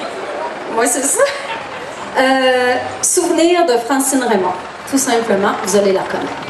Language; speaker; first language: French; native; French